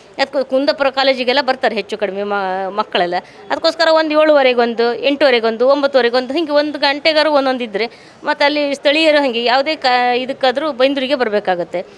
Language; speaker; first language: Kannada; native; Kannada